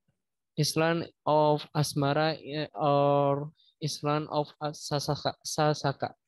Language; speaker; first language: English; non-native, learner; Indonesian